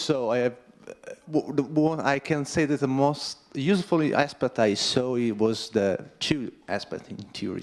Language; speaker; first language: English; non-native, fluent; Italian